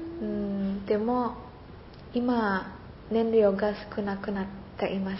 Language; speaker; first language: Japanese; non-native, learner; Indonesian